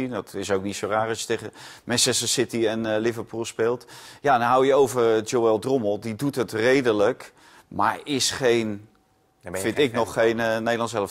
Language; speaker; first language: Dutch; native; Dutch